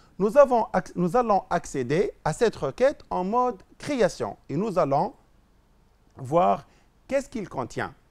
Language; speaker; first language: French; non-native, local second language; Arabic